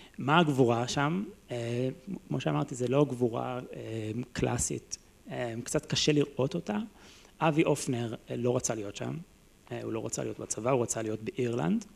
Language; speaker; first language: Hebrew; non-native, fluent; English